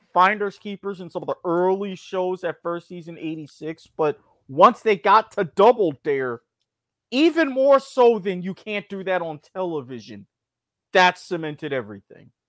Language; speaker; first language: English; native; English